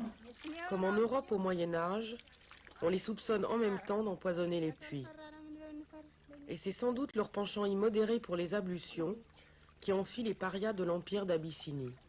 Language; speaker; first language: French; native; French